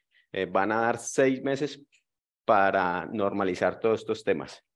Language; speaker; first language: Spanish; native; Spanish